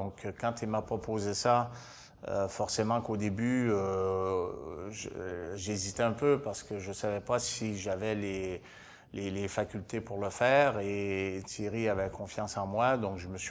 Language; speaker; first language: French; native; French